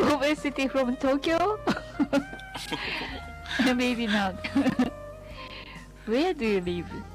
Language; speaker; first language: English; non-native, learner; Japanese